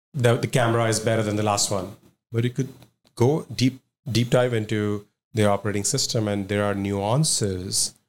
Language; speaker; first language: English; non-native, local second language; Punjabi